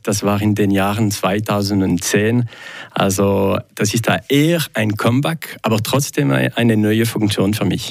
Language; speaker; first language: German; non-native, local second language; French